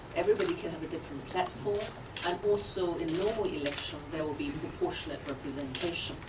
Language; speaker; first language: English; non-native, local second language; Chinese